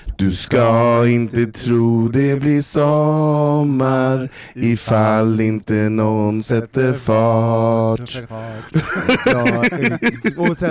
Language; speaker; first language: Swedish; native; Swedish